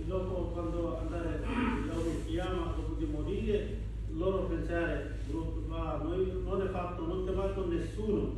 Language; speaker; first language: Italian; non-native, learner; Bangla